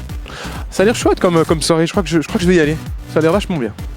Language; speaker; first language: French; native; French